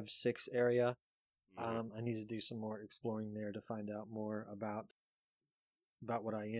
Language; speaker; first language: English; native; English